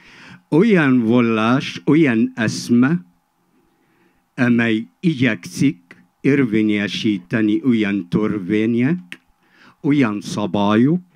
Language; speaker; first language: Hungarian; non-native, fluent; Arabic